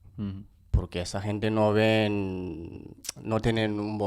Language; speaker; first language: Spanish; non-native, fluent; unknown